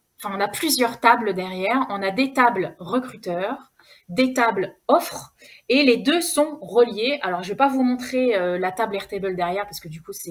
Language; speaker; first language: French; native; French